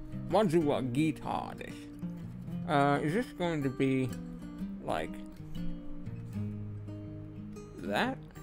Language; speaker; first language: English; native; English